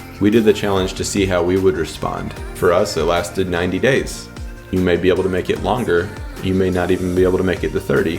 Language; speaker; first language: English; native; English